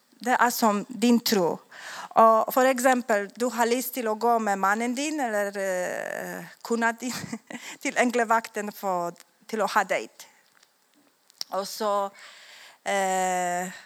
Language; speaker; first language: Swedish; non-native, learner; Polish